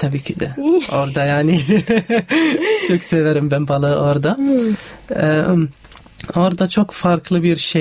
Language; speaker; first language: Turkish; non-native, learner; Arabic